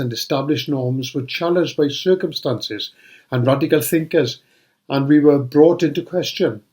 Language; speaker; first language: English; native; English